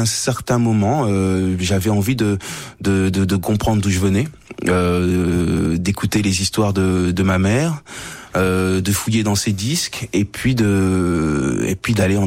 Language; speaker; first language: French; native; French